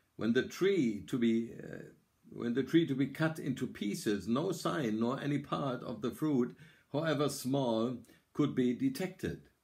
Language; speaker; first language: English; non-native, fluent; German